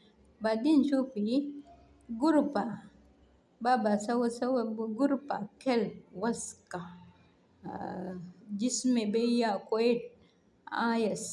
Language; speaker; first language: Arabic; non-native, learner; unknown